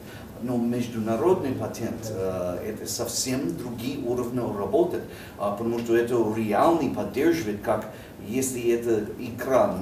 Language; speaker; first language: Russian; non-native, learner; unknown